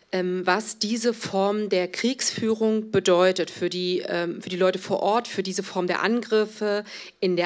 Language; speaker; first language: German; native; German